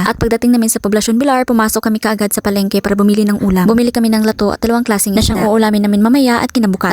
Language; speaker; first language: Filipino; non-native, local second language; Cebuano